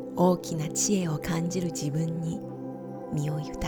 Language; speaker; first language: Japanese; native; Japanese